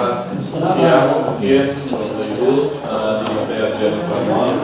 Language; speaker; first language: Indonesian; native; Indonesian